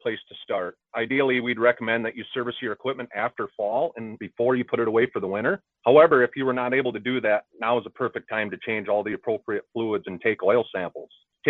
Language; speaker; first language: English; native; English